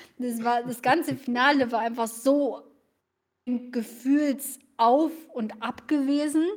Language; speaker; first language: German; early bilingual, other home language; Russian